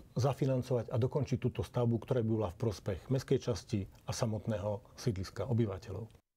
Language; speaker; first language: Slovak; native; Slovak